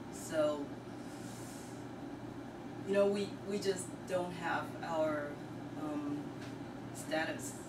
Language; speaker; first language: English; non-native, learner; Chinese